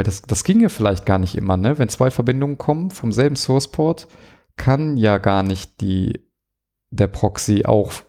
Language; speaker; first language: German; native; German